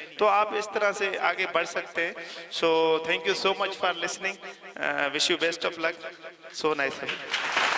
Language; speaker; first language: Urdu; non-native, local second language; Saraiki